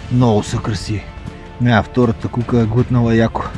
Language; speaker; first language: Bulgarian; native; Bulgarian